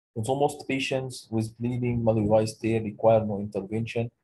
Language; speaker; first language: English; non-native, local second language; Arabic